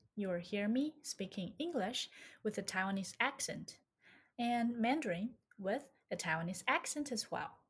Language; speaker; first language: English; non-native, fluent; Chinese